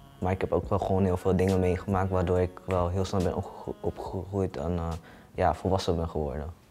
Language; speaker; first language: Dutch; early bilingual, other home language; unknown